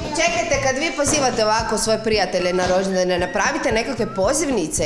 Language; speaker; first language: Croatian; native; Croatian